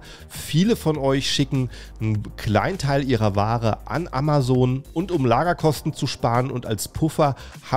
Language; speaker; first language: German; native; German